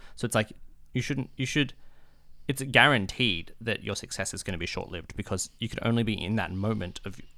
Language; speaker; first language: English; native; English